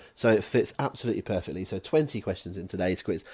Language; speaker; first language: English; native; English